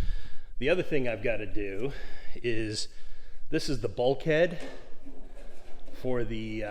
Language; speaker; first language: English; native; English